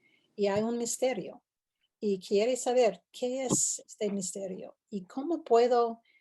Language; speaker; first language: Spanish; non-native, fluent; English